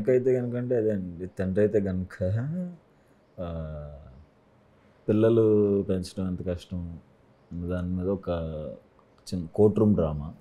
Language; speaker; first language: Telugu; native; Telugu